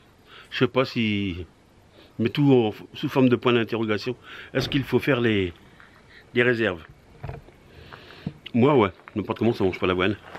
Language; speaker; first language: French; native; French